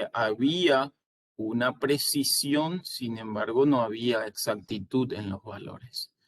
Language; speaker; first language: Spanish; native; Spanish